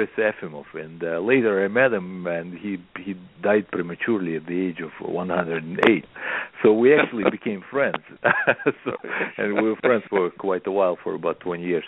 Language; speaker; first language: English; non-native, fluent; Russian